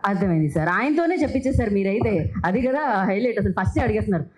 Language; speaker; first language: Telugu; native; Telugu